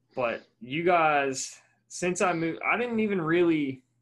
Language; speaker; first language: English; native; English